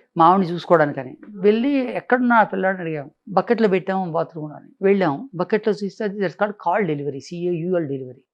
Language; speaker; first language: Telugu; native; Telugu